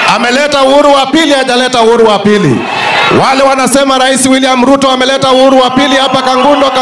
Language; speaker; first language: Swahili; non-native, local second language; Kamba